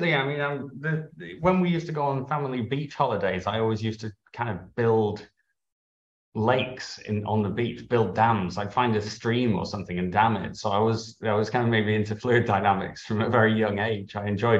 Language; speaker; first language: English; native; English